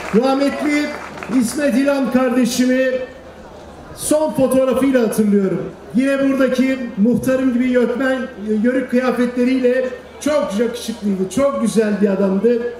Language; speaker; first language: Turkish; native; Turkish